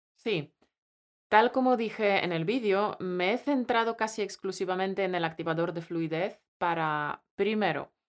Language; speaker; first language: Spanish; non-native, fluent; Polish